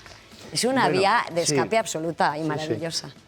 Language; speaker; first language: Spanish; native; Spanish